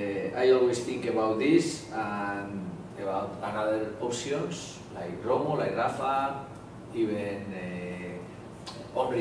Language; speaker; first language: English; non-native, learner; Spanish